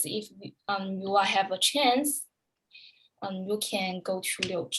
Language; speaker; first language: English; non-native, learner; Chinese